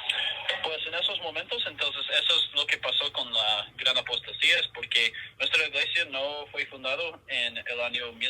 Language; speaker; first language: Spanish; non-native, fluent; English